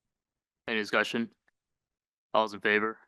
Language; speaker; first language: English; native; English